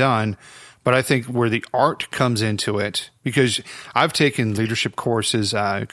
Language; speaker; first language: English; native; English